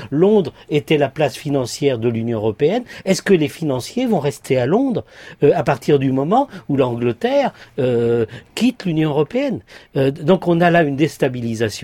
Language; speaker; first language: French; native; French